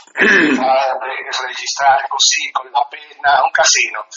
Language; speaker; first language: Italian; early bilingual, other home language; Spanish